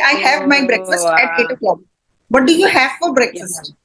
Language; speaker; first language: English; non-native, fluent; Hindi